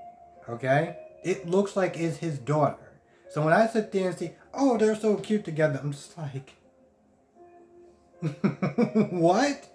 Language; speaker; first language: English; native; English